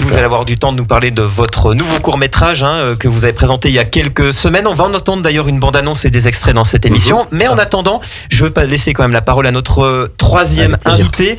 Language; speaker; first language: French; native; French